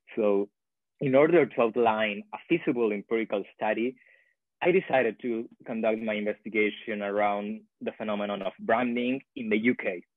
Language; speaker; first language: English; non-native, fluent; Spanish